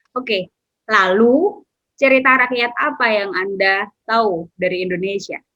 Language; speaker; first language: Indonesian; native; Indonesian